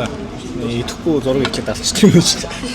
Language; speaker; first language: Mongolian; non-native, fluent; Korean